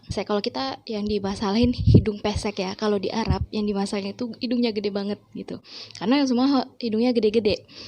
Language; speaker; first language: Indonesian; native; Indonesian